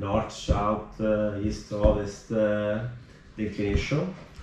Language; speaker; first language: English; non-native, learner; Italian